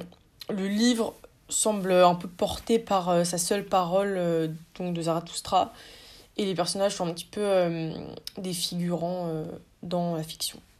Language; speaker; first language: French; native; French